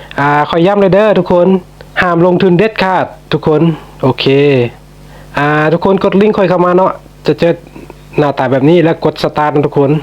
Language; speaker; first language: Thai; non-native, local second language; Lao